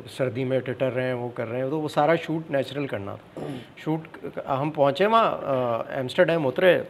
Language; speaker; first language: Urdu; native; Urdu